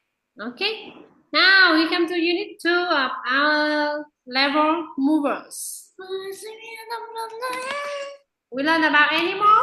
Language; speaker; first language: English; non-native, fluent; Vietnamese